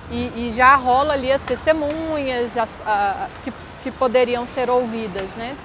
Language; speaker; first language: Portuguese; native; Portuguese